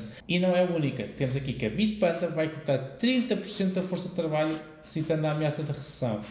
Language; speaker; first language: Portuguese; native; Portuguese